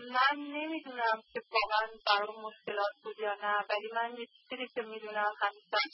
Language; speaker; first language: Persian; early bilingual, heritage; Persian